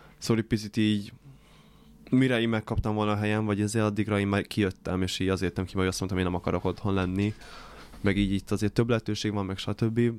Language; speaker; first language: Hungarian; native; Hungarian